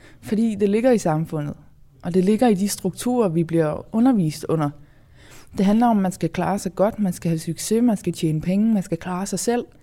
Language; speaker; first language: Danish; native; Danish